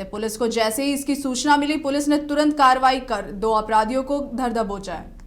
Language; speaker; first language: Hindi; native; Hindi